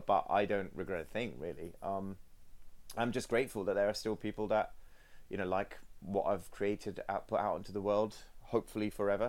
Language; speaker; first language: English; non-native, local second language; Sinhala